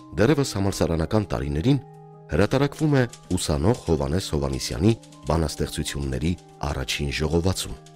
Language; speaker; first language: Armenian; native; Armenian